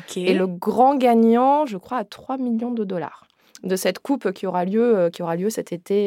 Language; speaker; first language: French; native; French